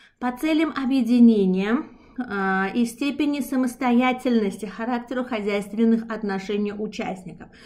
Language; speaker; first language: Russian; non-native, local second language; Uzbek